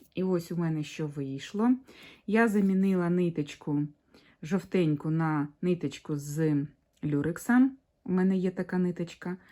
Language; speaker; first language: Ukrainian; non-native, local second language; Russian